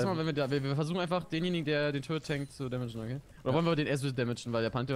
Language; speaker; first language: German; native; German